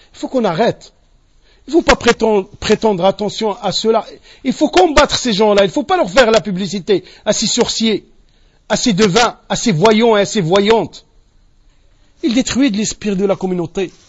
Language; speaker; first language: French; non-native, local second language; Arabic